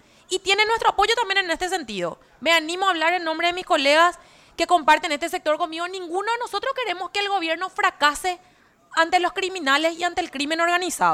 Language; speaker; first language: Spanish; native; Spanish